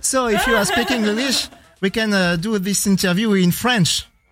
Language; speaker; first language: English; non-native, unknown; French